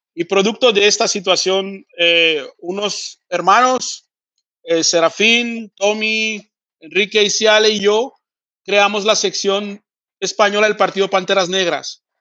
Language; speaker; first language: Spanish; early bilingual, other home language; Fang